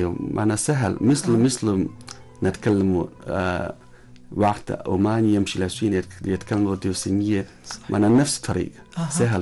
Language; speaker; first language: Arabic; non-native, learner; Chinese